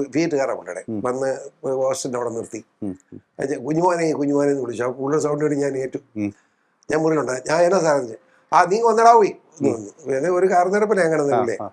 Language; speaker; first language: Malayalam; native; Malayalam